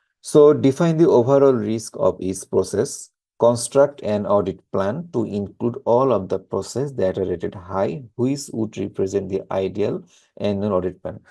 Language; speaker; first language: English; non-native, local second language; Bangla